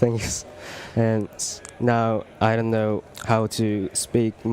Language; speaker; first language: English; non-native, learner; Korean